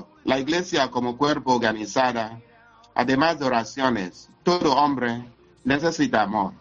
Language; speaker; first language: Spanish; non-native, fluent; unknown